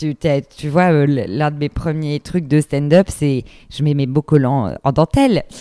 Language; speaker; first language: French; native; French